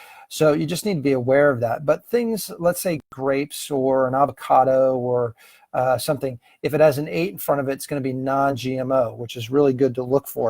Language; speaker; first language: English; native; English